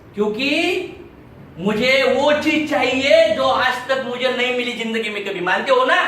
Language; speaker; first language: Hindi; non-native, local second language; Marathi